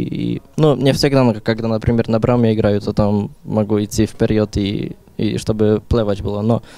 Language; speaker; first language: Russian; non-native, learner; Polish